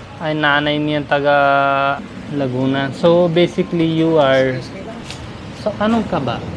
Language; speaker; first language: Filipino; non-native, learner; Hindi